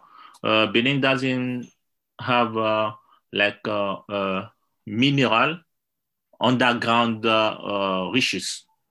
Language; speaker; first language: English; non-native, learner; Yoruba